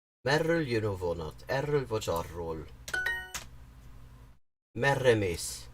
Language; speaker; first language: Hungarian; non-native, learner; English